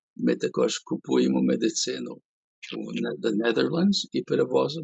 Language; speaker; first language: Ukrainian; early bilingual, heritage; Ukrainian